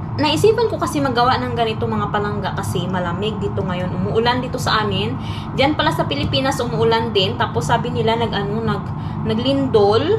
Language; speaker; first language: Filipino; non-native, local second language; Hiligaynon